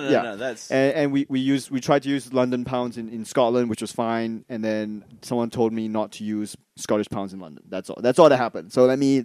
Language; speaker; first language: English; non-native, local second language; Chinese